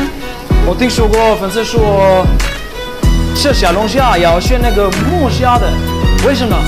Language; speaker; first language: Chinese; non-native, fluent; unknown